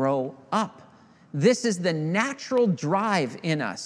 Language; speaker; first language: English; native; English